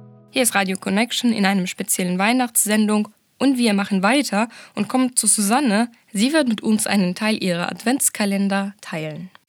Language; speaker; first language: German; non-native, fluent; Arabic